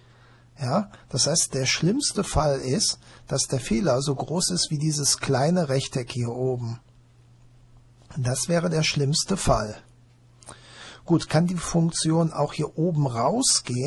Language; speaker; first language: German; native; German